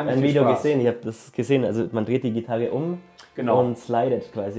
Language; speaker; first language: German; native; German